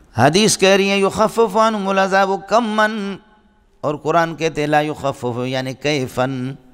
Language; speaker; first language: Urdu; non-native, local second language; Brahui